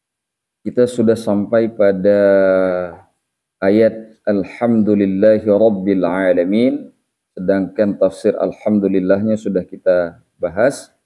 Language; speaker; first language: Indonesian; native; Indonesian